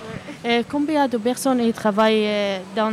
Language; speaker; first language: French; non-native, learner; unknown